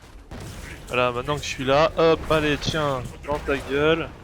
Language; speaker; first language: French; native; French